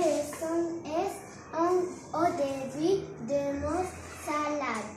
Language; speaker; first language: French; non-native, learner; Arabic